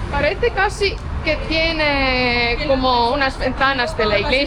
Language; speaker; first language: Spanish; non-native, fluent; Estonian